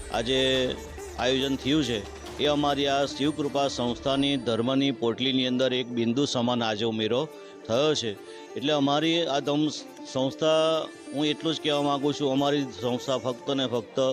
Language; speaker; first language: Gujarati; native; Gujarati